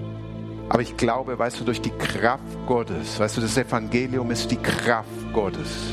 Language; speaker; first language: German; native; German